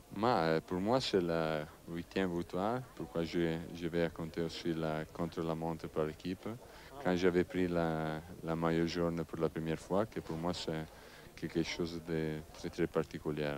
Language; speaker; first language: French; non-native, learner; Italian